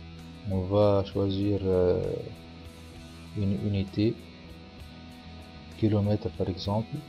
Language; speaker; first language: French; non-native, local second language; Arabic